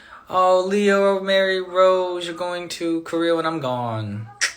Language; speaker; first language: English; native; English